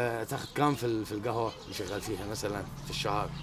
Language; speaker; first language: German; non-native, learner; Arabic